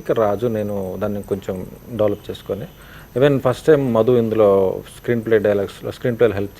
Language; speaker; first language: Telugu; native; Telugu